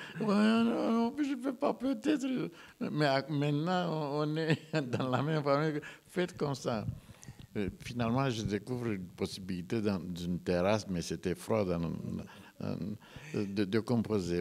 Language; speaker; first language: French; non-native, fluent; Romanian